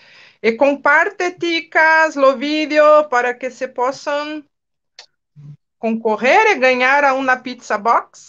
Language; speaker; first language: Spanish; non-native, fluent; Portuguese